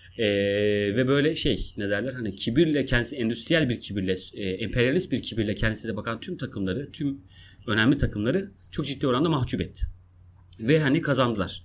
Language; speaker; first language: Turkish; non-native, local second language; Kurdish